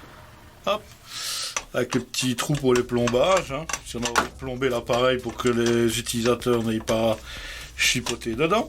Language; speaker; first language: French; native; French